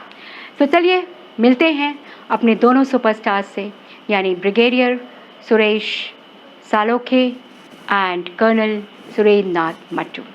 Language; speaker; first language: Hindi; native; Hindi